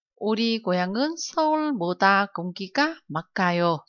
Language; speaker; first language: Korean; non-native, fluent; Vietnamese